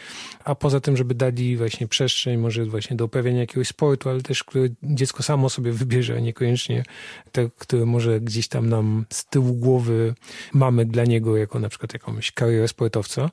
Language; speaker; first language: Polish; native; Polish